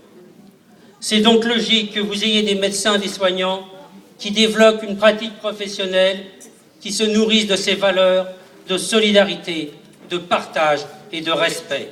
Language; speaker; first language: French; native; French